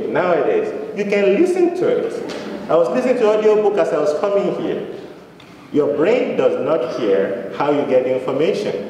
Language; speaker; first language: English; non-native, local second language; Yoruba